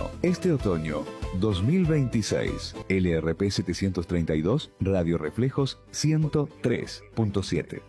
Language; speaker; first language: Spanish; native; Spanish